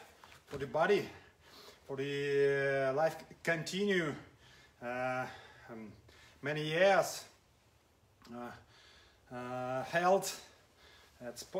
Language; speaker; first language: English; non-native, learner; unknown